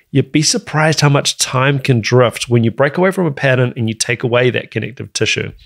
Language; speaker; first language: English; native; English